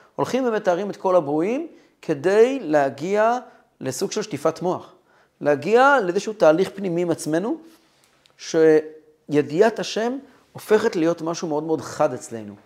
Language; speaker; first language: Hebrew; non-native, fluent; Russian